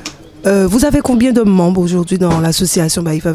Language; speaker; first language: French; native; French